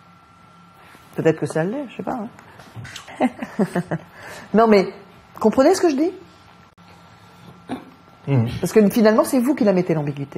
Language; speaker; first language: French; native; French